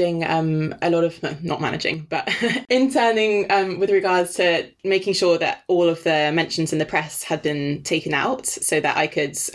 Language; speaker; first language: English; non-native, fluent; Danish